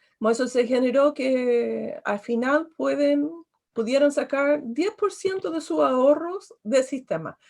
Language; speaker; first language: Spanish; non-native, fluent; English